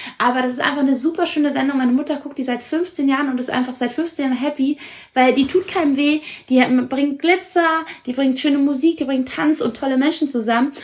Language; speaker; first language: German; early bilingual, other home language; Italian